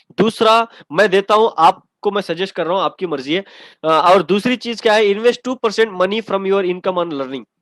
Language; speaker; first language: Hindi; non-native, local second language; Urdu